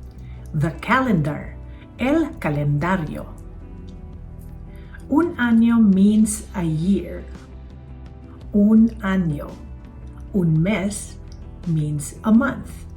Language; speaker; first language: Spanish; non-native, fluent; Filipino